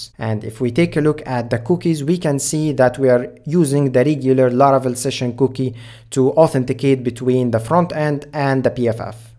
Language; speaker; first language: English; non-native, fluent; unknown